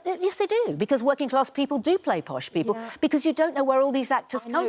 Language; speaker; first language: English; native; English